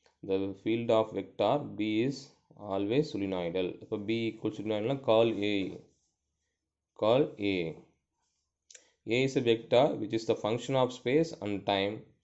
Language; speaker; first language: English; non-native, local second language; Tamil